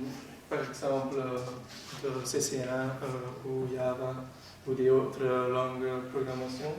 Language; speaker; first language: French; non-native, learner; Dutch